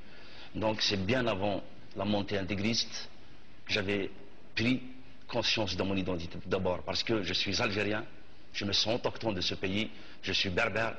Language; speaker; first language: French; non-native, local second language; Kabyle